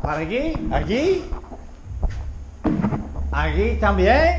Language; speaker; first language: Spanish; non-native, learner; English